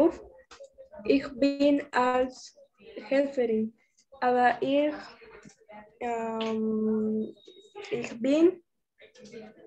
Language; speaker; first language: German; non-native, learner; Spanish